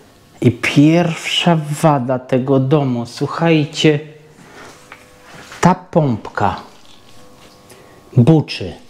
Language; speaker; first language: Polish; native; Polish